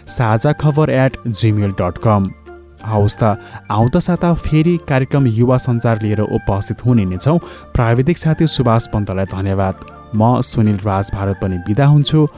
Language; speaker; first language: Nepali; native; Nepali